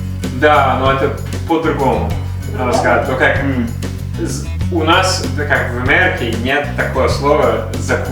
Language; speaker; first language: Russian; non-native, learner; English